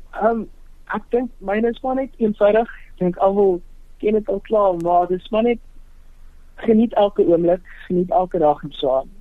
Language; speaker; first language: Afrikaans; non-native, local second language; Tswana